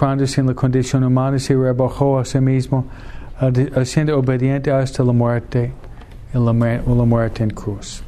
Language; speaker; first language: Spanish; non-native, fluent; English